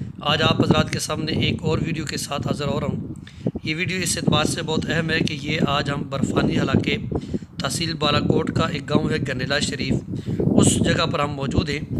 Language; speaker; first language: Urdu; non-native, local second language; Northern Hindko